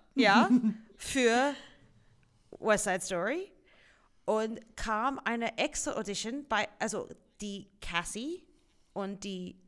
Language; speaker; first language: German; non-native, fluent; English